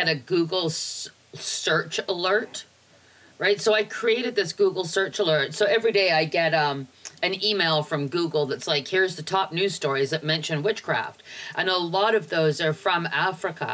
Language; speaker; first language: English; native; English